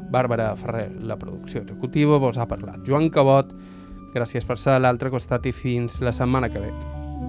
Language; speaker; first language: Catalan; native; Catalan